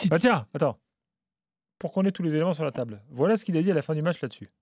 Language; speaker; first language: French; native; French